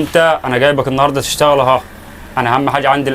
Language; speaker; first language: Arabic; native; Arabic